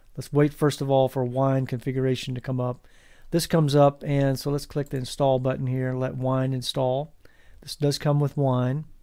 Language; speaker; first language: English; native; English